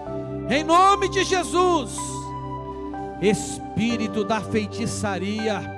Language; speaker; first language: Portuguese; native; Portuguese